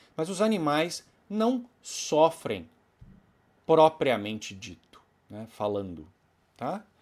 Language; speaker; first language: Portuguese; native; Portuguese